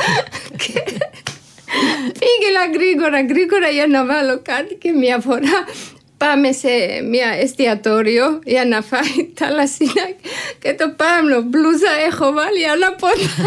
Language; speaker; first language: Greek; non-native, learner; Georgian